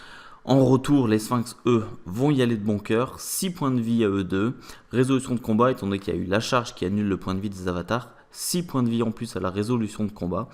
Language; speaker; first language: French; native; French